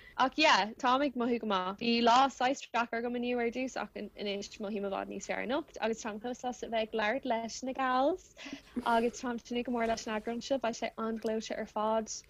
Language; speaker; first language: Irish; native; Irish